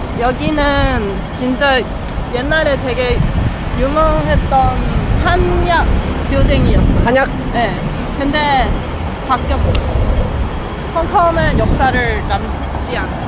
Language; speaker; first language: Korean; non-native, fluent; Cantonese